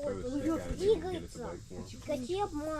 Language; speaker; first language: Russian; early bilingual, heritage; Russian